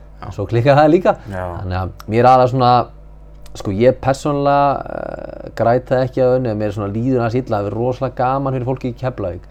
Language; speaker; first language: Icelandic; native; Icelandic